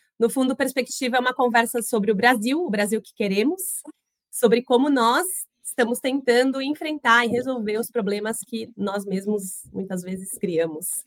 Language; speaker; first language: Portuguese; native; Portuguese